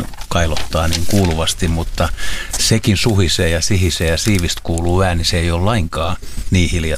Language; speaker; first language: Finnish; native; Finnish